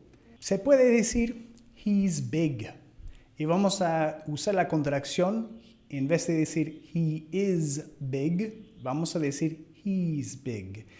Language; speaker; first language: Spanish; non-native, fluent; English